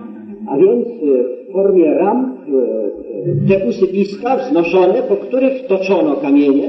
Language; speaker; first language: Polish; native; Polish